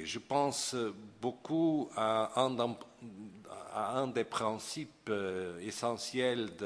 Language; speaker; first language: French; non-native, fluent; Portuguese